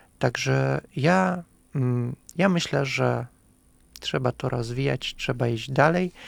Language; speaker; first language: Polish; non-native, fluent; Russian